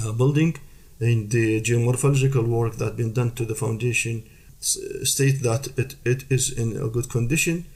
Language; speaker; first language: English; non-native, fluent; Arabic